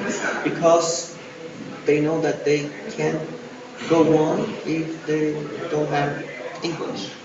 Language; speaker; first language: English; non-native, fluent; Spanish